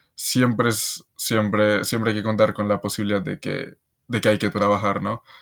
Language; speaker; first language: Spanish; native; Spanish